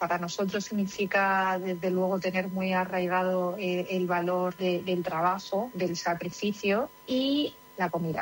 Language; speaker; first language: Spanish; native; Spanish